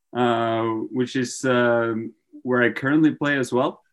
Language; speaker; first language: English; non-native, fluent; Norwegian